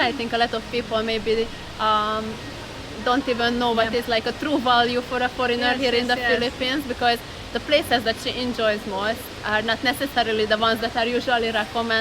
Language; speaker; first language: English; non-native, fluent; Hungarian